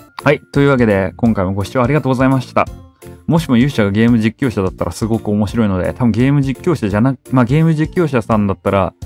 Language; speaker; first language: Japanese; native; Japanese